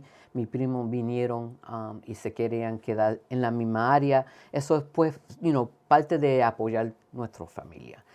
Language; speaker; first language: Spanish; early bilingual, heritage; Spanish